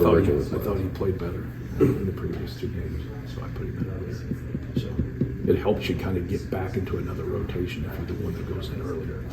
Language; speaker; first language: English; native; English